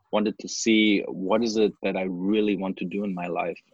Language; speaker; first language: English; non-native, fluent; German